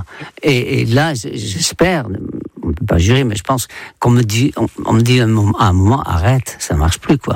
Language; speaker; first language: French; non-native, fluent; Dutch